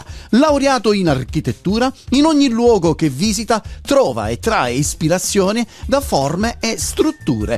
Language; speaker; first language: Italian; native; Italian